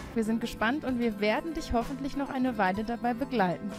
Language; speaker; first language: German; native; German